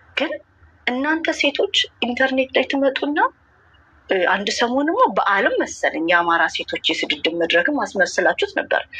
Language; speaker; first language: Amharic; non-native, local second language; Oromo